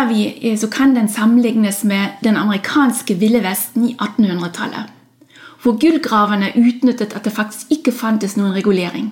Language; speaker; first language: Norwegian; non-native, fluent; German